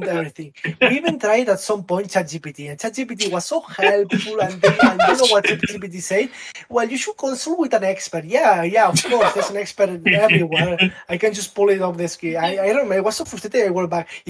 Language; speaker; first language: English; non-native, fluent; Catalan